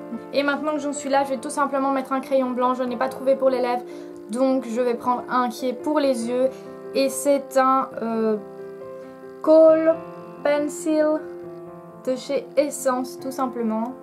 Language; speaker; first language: French; native; French